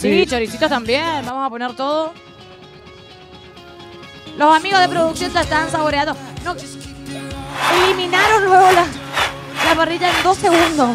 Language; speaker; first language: Spanish; native; Spanish